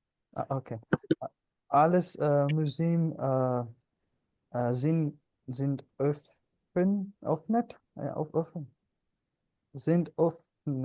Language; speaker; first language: German; non-native, learner; Punjabi